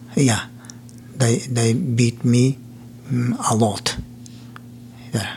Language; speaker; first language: English; non-native, learner; Persian